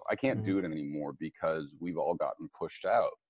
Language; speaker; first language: English; native; English